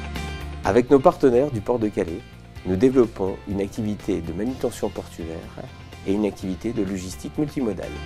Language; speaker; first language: French; native; French